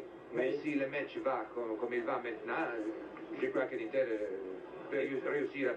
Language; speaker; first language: French; non-native, fluent; Italian